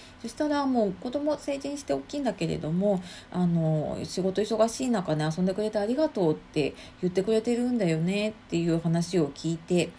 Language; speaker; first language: Japanese; native; Japanese